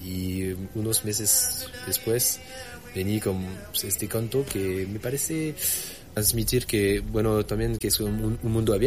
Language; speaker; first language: Spanish; non-native, learner; French